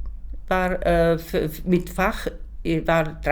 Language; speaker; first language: German; non-native, learner; Czech